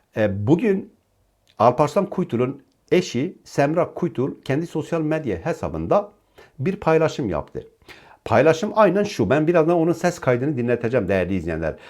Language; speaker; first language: Turkish; native; Turkish